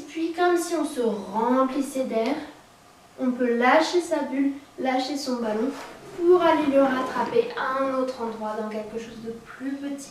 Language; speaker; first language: French; native; French